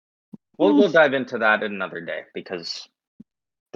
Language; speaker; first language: English; native; English